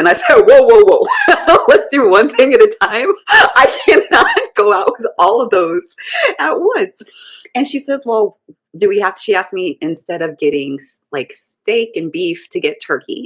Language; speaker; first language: English; native; English